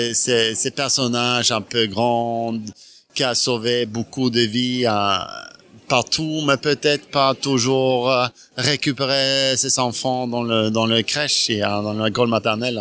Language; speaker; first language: French; non-native, fluent; Norwegian